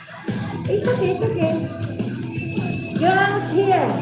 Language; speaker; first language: English; non-native, learner; Indonesian